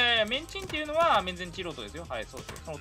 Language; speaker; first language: Japanese; native; Japanese